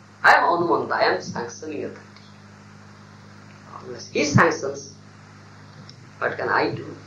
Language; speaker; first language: English; non-native, local second language; Odia